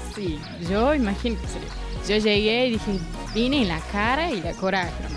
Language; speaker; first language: Spanish; non-native, fluent; Portuguese